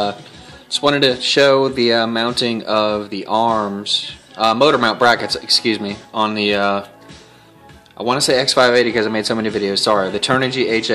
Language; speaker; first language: English; native; English